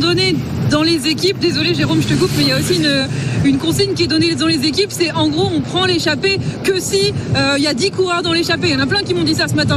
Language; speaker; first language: French; native; French